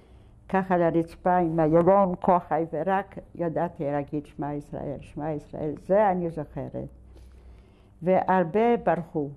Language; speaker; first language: Hebrew; non-native, fluent; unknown